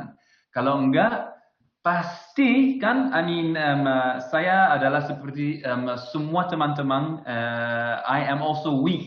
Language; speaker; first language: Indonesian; non-native, fluent; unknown